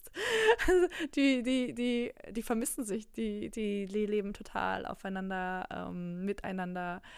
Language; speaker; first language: German; non-native, local second language; Polish